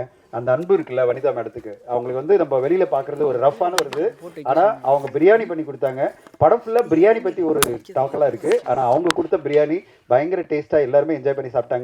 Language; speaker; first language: Tamil; native; Tamil